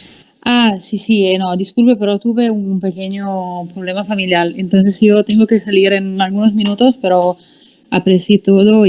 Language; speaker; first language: Spanish; non-native, fluent; Italian